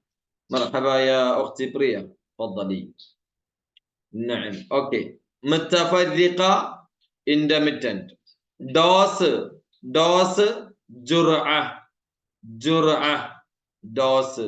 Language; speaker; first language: Arabic; non-native, fluent; Malayalam